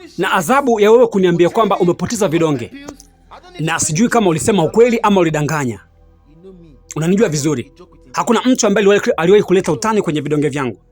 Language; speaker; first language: Swahili; native; Swahili